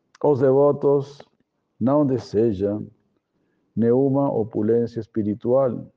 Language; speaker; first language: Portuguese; non-native, fluent; Spanish